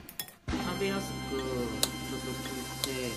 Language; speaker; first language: Japanese; non-native, learner; Korean